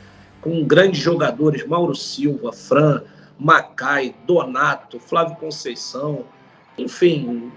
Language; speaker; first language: Portuguese; native; Portuguese